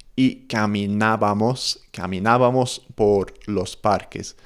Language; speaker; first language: Spanish; non-native, fluent; English